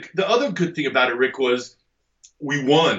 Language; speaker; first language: English; native; English